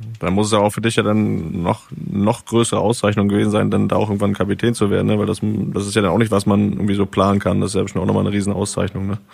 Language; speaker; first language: German; native; German